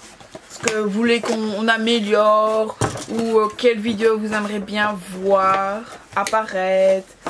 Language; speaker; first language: French; native; French